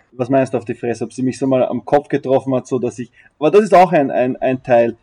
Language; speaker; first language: German; early bilingual, other home language; Serbian